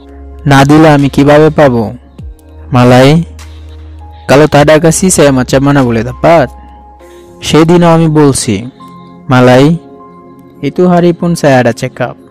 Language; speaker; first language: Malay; non-native, learner; Bangla